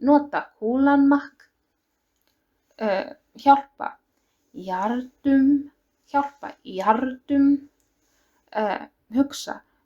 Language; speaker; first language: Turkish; non-native, learner; Icelandic